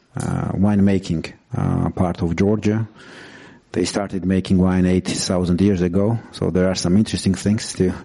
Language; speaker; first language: English; non-native, fluent; Georgian